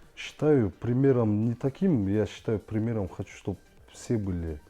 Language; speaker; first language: Russian; non-native, local second language; Kyrgyz